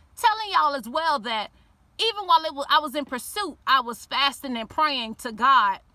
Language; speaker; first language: English; native; English